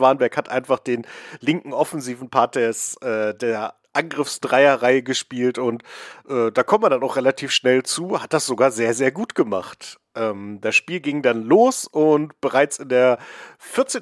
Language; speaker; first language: German; native; German